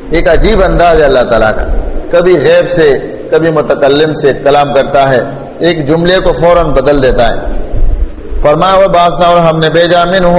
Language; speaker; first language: Urdu; non-native, local second language; Pashto